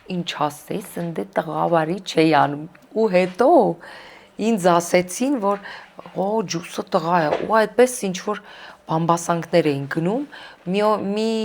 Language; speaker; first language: Armenian; early bilingual, heritage; Armenian